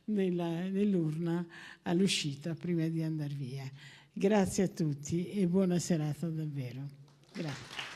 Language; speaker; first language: Italian; native; Italian